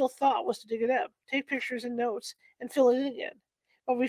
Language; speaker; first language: English; native; English